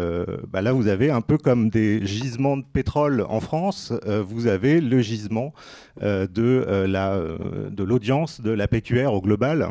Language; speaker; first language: French; native; French